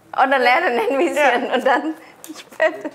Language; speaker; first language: German; non-native, learner; Vietnamese